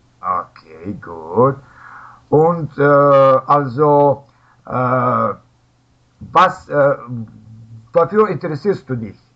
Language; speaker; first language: German; non-native, fluent; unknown